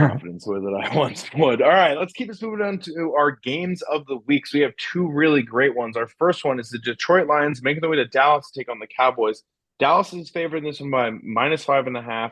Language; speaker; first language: English; native; English